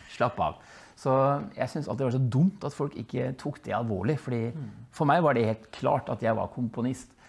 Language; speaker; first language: Norwegian; early bilingual, other home language; Dutch